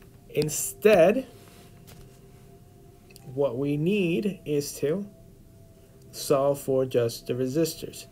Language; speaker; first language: English; native; English